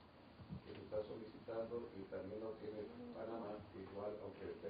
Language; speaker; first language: Spanish; native; Spanish